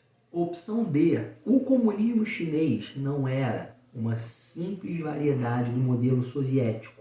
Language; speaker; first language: Portuguese; native; Portuguese